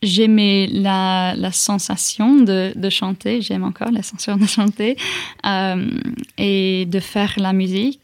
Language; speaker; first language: French; non-native, fluent; English